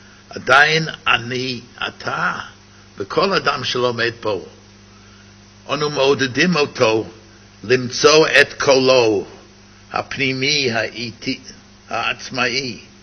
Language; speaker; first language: Hebrew; non-native, fluent; English